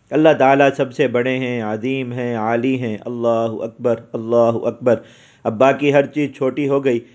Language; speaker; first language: Urdu; native; Urdu